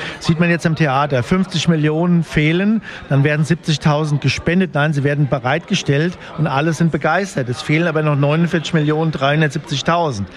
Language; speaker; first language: German; native; German